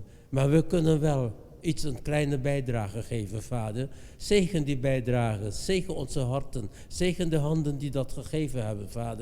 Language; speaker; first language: Dutch; non-native, fluent; Indonesian